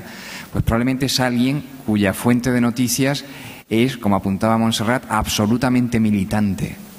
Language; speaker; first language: Spanish; native; Spanish